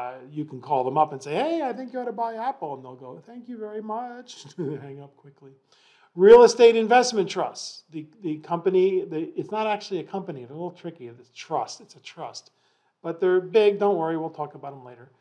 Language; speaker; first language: English; native; English